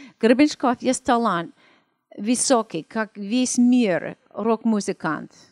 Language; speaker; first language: Russian; non-native, learner; English